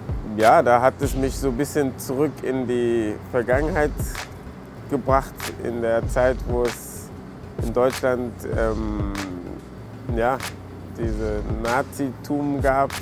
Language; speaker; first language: German; early bilingual, other home language; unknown